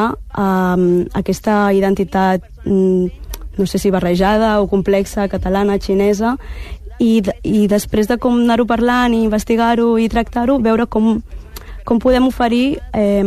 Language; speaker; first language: Catalan; early bilingual, other home language; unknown